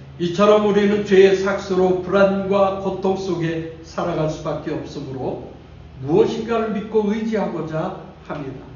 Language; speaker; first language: Korean; native; Korean